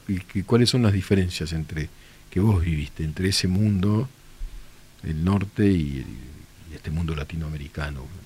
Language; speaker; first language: Spanish; native; Spanish